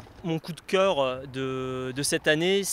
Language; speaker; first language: French; native; French